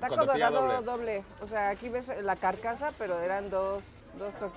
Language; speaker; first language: Spanish; native; Spanish